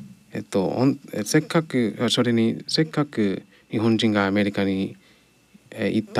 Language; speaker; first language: Japanese; non-native, learner; English